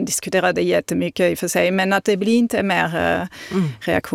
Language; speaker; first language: Swedish; non-native, fluent; French